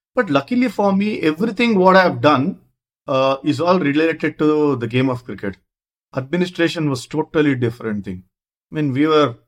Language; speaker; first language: English; non-native, local second language; Kannada